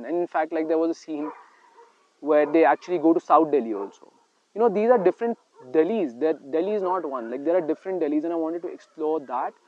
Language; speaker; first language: English; non-native, local second language; Hindi